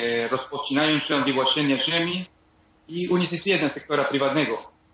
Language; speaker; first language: Polish; non-native, learner; Spanish